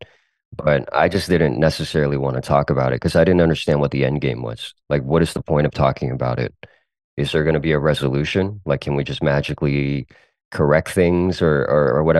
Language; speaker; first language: English; early bilingual, other home language; Cantonese